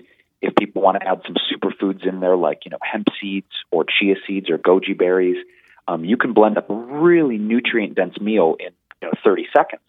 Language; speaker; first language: English; native; English